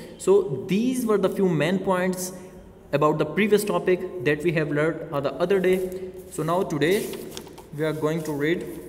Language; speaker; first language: English; non-native, local second language; Urdu